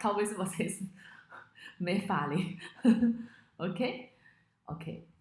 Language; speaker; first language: Portuguese; non-native, fluent; Chinese